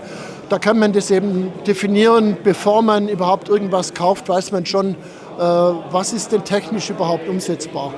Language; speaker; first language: German; native; German